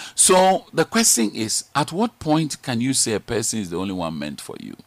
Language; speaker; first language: English; non-native, local second language; Ga